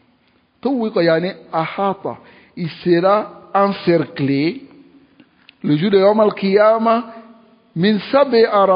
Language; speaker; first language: Arabic; non-native, fluent; French